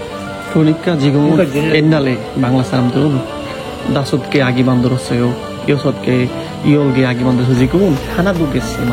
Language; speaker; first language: Korean; non-native, learner; Bangla